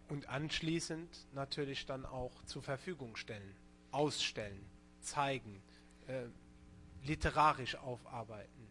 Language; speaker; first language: German; non-native, local second language; Luxembourgish